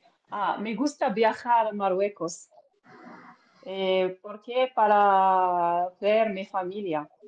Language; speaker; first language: Spanish; non-native, learner; Arabic